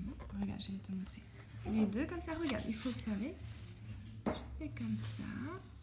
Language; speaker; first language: French; native; French